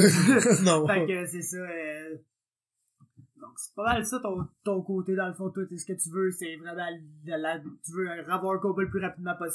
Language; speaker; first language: French; native; French